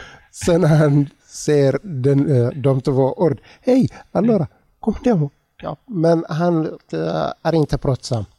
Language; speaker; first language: Swedish; non-native, learner; Tigrinya